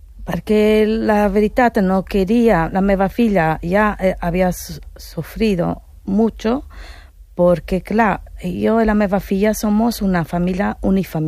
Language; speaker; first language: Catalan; non-native, learner; Italian